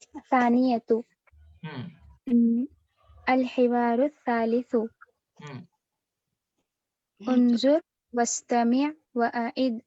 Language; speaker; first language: Arabic; non-native, learner; Urdu